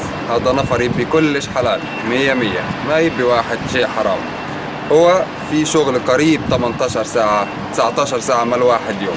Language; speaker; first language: Arabic; non-native, learner; Bangla